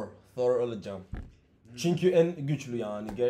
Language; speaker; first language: Turkish; non-native, learner; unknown